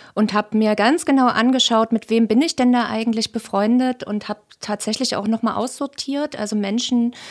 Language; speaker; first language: German; native; German